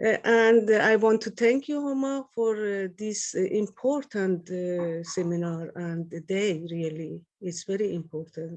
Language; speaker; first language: English; non-native, learner; Persian